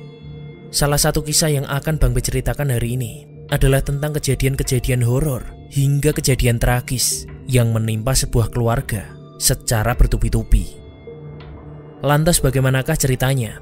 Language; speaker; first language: Indonesian; native; Indonesian